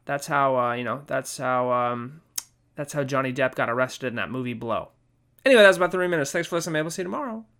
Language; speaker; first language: English; native; English